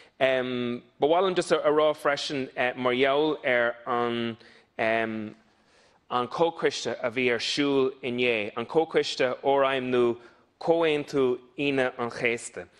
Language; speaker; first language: Irish; non-native, local second language; English